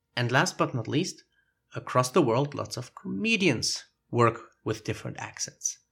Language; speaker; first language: English; non-native, fluent; German